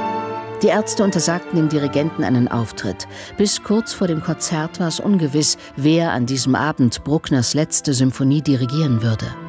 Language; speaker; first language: German; native; German